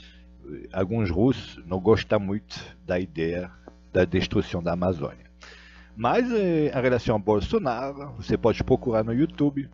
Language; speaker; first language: Portuguese; non-native, fluent; Russian